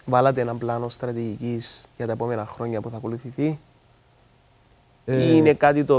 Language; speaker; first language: Greek; native; Greek